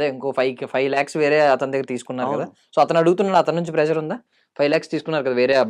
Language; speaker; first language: Telugu; native; Telugu